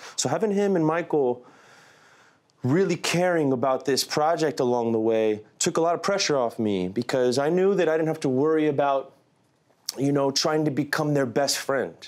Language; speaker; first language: English; native; English